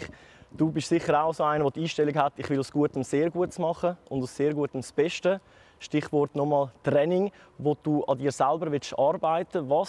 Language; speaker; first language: German; native; German